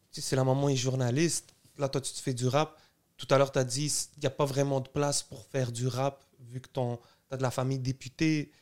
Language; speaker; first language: French; non-native, local second language; Arabic